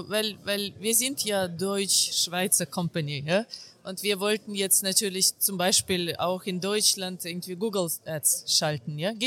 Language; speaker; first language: German; non-native, fluent; Ukrainian